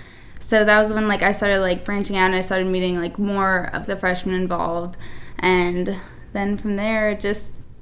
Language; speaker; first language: English; native; English